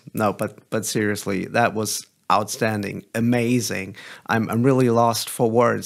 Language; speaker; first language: English; non-native, fluent; German